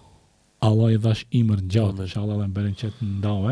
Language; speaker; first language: Albanian; native; Albanian